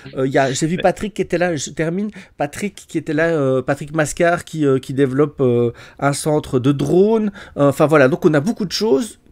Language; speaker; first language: French; native; French